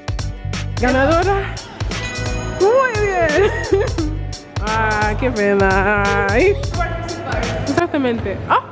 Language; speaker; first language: Spanish; non-native, learner; English